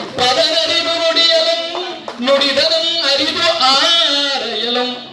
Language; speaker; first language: Kannada; non-native, local second language; Malayalam